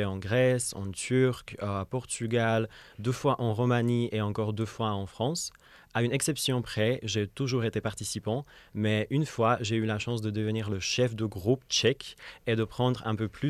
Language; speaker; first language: French; non-native, fluent; Czech